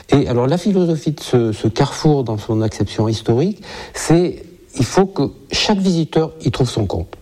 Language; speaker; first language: French; native; French